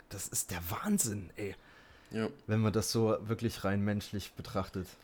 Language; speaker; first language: German; native; German